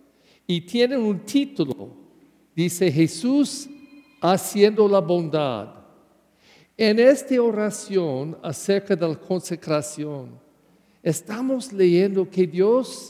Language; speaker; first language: Spanish; non-native, learner; English